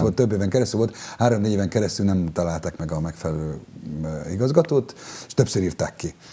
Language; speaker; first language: Hungarian; native; Hungarian